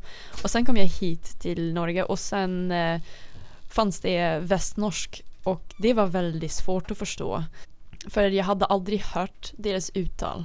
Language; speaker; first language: Swedish; non-native, fluent; Dutch